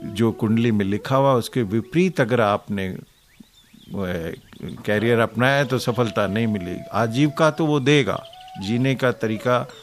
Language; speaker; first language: Hindi; native; Hindi